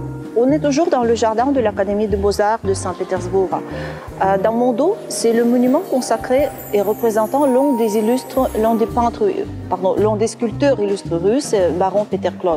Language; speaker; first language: French; non-native, fluent; Russian